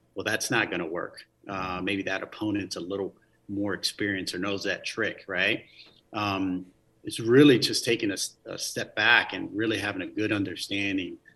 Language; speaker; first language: English; early bilingual, other home language; Spanish